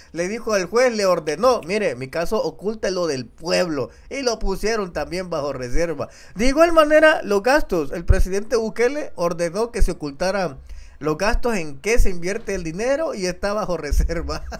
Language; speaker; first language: Spanish; native; Spanish